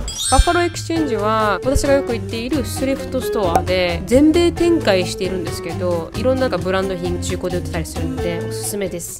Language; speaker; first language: Japanese; native; Japanese